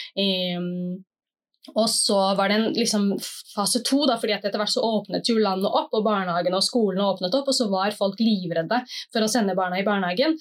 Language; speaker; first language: Norwegian; early bilingual, other home language; Somali